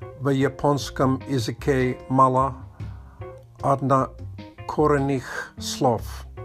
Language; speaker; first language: Polish; non-native, learner; Russian